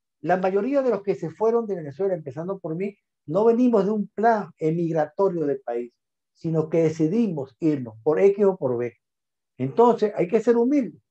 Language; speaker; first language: Spanish; native; Spanish